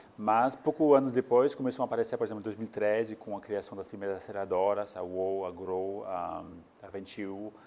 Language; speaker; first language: Portuguese; non-native, fluent; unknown